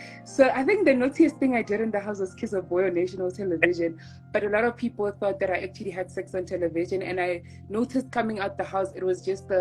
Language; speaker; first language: English; non-native, local second language; Tswana